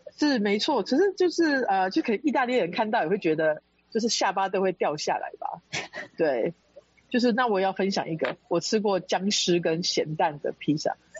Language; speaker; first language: Chinese; early bilingual, heritage; Chinese